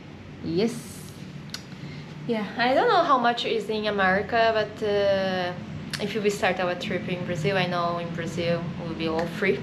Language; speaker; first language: English; non-native, fluent; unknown